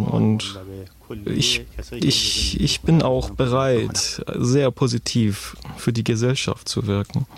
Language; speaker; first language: German; non-native, learner; Persian